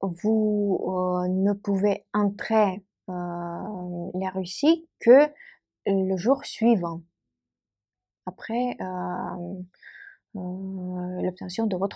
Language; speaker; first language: French; non-native, fluent; Russian